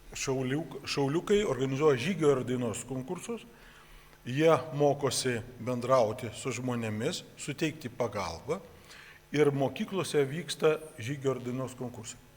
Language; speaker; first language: Lithuanian; native; Lithuanian